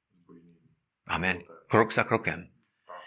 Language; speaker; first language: Czech; non-native, fluent; English